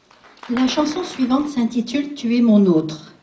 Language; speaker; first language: French; native; French